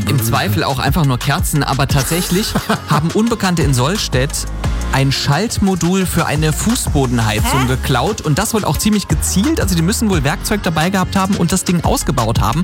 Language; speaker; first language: German; native; German